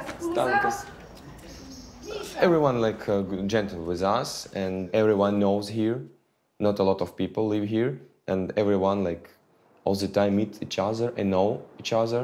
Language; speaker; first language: English; non-native, learner; Ukrainian